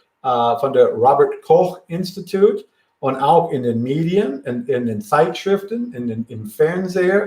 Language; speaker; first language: German; non-native, fluent; English